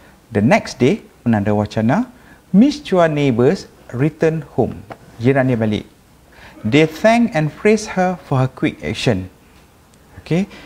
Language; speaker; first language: English; non-native, local second language; Malay